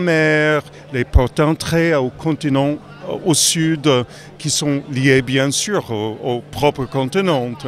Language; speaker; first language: French; non-native, fluent; English